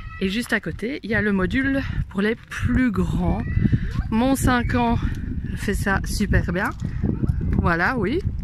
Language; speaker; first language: French; native; French